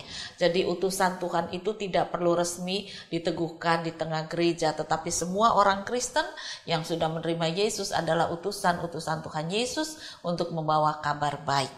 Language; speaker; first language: Indonesian; native; Indonesian